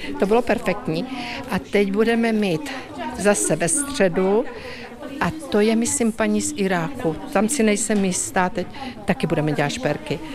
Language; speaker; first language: Czech; native; Czech